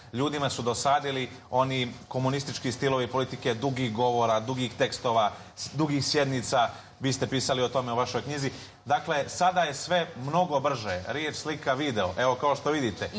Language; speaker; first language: Serbian; native; Serbian